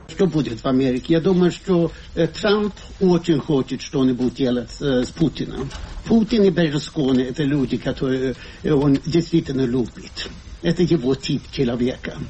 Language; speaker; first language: Russian; non-native, fluent; Swedish